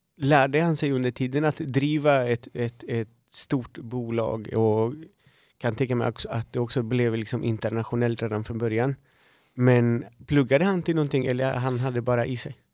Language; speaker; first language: Swedish; non-native, fluent; Spanish